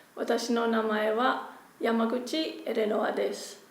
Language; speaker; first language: Japanese; non-native, fluent; English